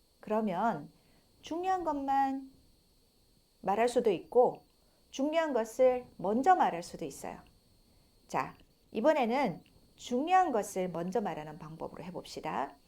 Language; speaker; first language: Korean; native; Korean